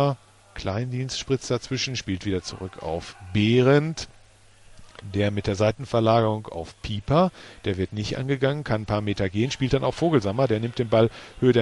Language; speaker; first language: German; native; German